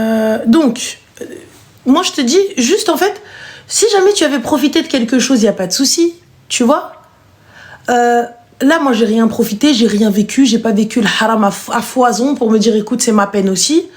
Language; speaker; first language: French; early bilingual, other home language; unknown